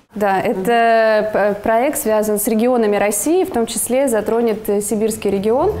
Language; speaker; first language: Russian; native; Russian